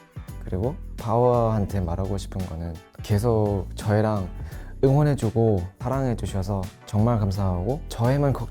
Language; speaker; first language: Korean; non-native, fluent; Thai